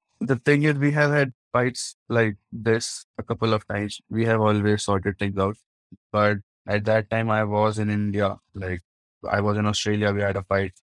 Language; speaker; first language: English; non-native, local second language; Hindi